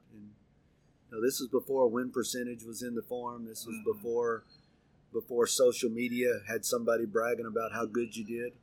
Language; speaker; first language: English; native; English